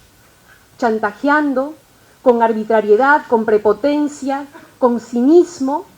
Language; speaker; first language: Spanish; native; Spanish